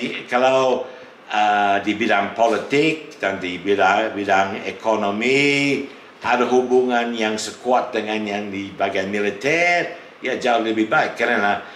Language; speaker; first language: Indonesian; non-native, fluent; English